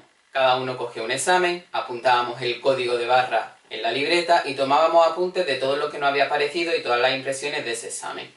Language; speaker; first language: Spanish; native; Spanish